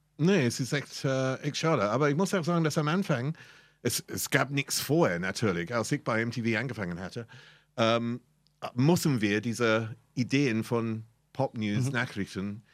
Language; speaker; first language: German; non-native, fluent; English